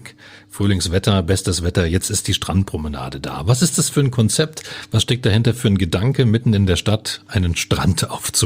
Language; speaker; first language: German; native; German